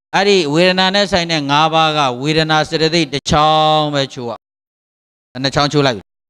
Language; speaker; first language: Burmese; native; Burmese